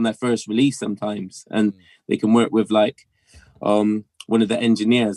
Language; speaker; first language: English; native; English